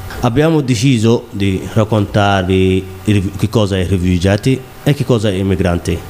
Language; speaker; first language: Italian; non-native, learner; Somali